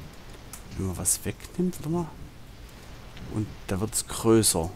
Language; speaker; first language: German; native; German